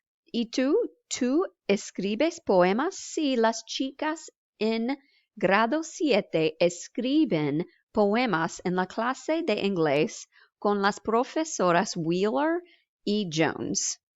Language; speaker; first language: Spanish; non-native, fluent; English